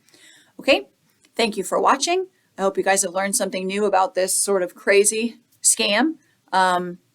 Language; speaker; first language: English; native; English